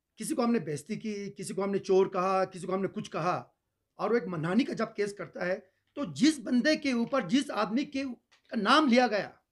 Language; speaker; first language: Hindi; non-native, local second language; Ladakhi